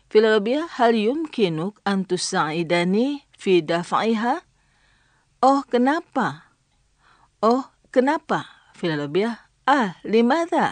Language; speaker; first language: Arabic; non-native, fluent; Indonesian